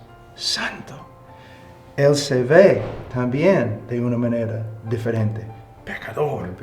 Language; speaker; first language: Spanish; non-native, fluent; English